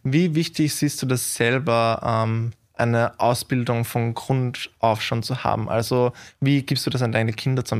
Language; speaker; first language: German; native; German